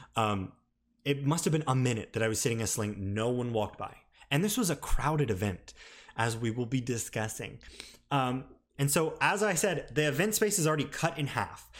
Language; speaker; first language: English; native; English